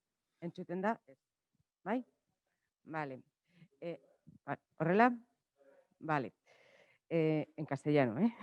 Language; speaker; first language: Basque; non-native, local second language; Spanish